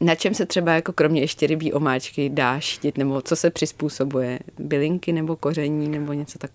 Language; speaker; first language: Czech; native; Czech